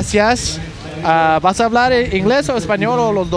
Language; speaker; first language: Spanish; non-native, learner; English